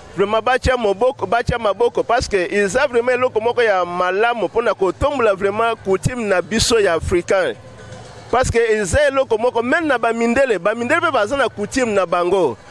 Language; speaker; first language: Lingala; non-native, fluent; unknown